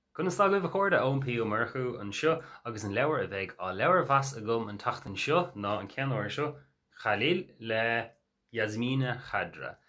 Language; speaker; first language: Irish; non-native, local second language; English